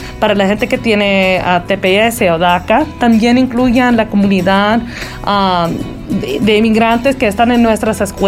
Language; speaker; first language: Spanish; early bilingual, heritage; Spanish